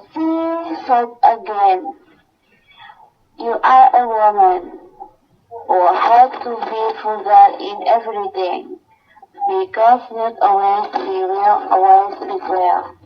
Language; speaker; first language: English; non-native, learner; Indonesian